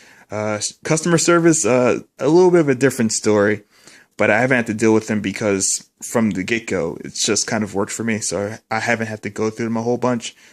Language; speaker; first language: English; native; English